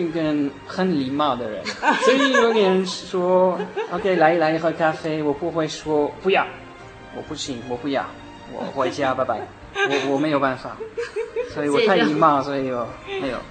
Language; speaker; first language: Chinese; non-native, learner; French